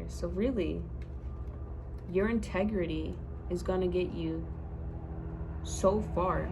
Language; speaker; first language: English; native; English